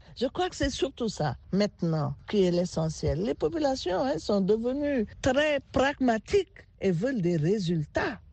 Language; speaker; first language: French; non-native, local second language; Wolof